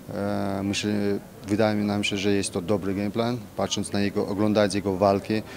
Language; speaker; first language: Polish; non-native, fluent; Russian